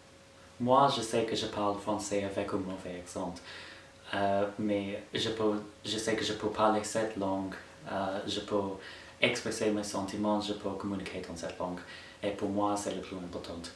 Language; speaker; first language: French; non-native, fluent; English